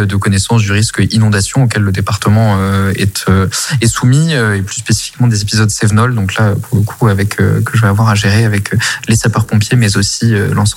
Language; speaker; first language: French; native; French